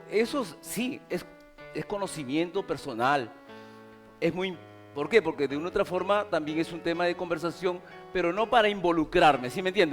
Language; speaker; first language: Spanish; native; Spanish